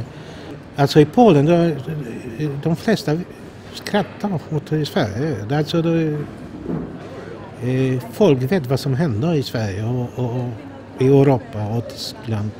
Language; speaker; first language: Swedish; non-native, fluent; Polish